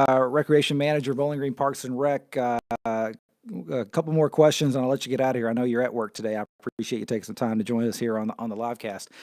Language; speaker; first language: English; native; English